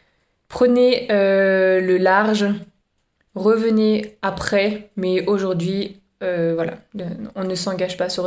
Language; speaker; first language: French; native; French